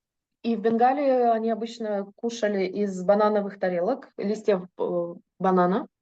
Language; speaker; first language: Russian; native; Russian